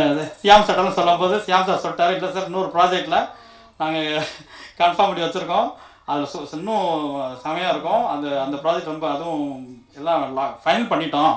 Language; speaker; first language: Tamil; native; Tamil